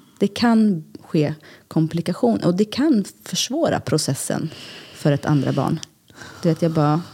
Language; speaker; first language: Swedish; early bilingual, other home language; Greek